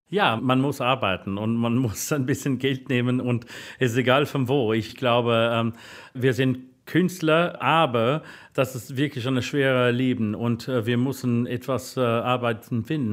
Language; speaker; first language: German; non-native, learner; English